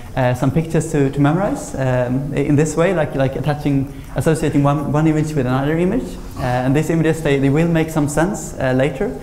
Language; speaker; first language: English; non-native, fluent; Swedish